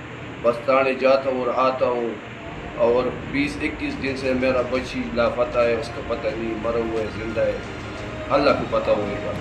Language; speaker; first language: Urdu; non-native, local second language; Pashto